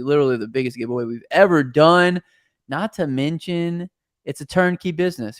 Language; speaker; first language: English; native; English